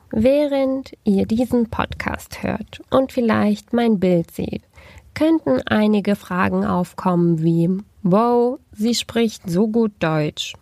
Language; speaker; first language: German; early bilingual, other home language; Turkish